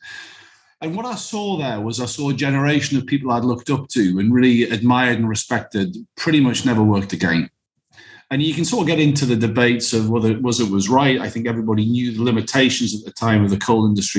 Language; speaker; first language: English; native; English